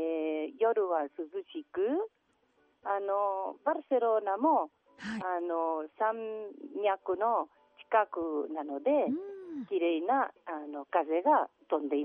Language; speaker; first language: Japanese; non-native, learner; Catalan